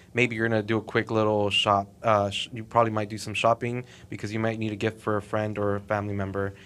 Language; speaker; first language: English; native; English